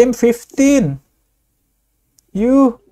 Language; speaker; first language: English; non-native, learner; Indonesian